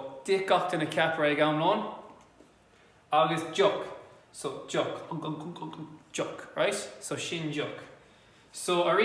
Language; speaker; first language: Irish; non-native, local second language; English